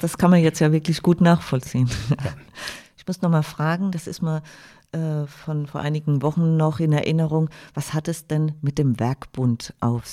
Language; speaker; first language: German; native; German